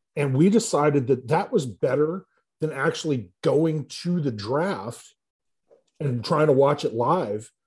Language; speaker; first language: English; native; English